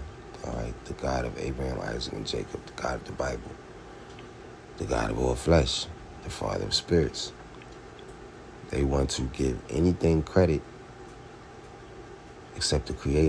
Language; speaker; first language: English; native; English